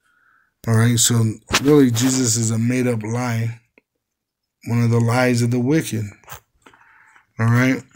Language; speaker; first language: English; native; English